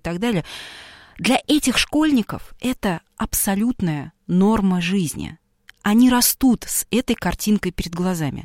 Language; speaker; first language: Russian; native; Russian